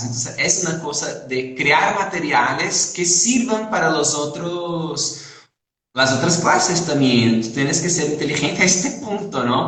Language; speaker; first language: Spanish; non-native, fluent; Portuguese